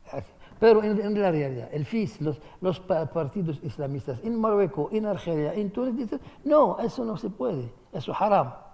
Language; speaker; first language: Spanish; non-native, fluent; Arabic